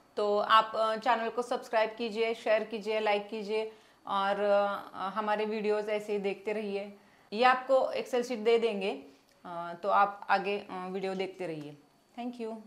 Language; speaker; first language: Hindi; non-native, local second language; Marathi